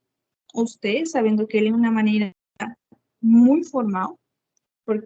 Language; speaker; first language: Portuguese; non-native, fluent; Spanish